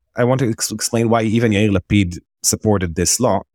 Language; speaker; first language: English; non-native, fluent; Hebrew